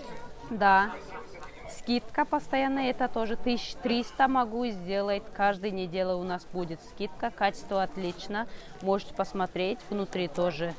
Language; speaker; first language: Russian; non-native, learner; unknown